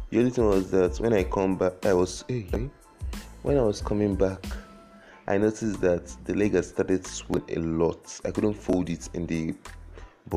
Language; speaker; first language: English; non-native, local second language; Yoruba